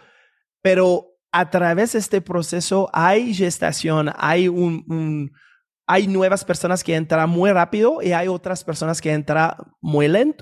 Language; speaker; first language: Spanish; non-native, fluent; French